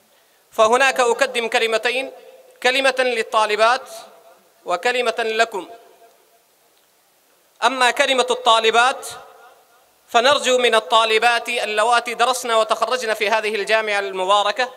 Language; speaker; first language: Arabic; non-native, fluent; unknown